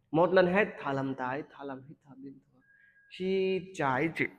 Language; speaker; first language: Vietnamese; non-native, learner; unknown